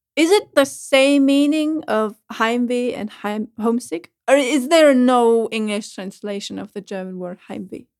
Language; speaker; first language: English; non-native, fluent; German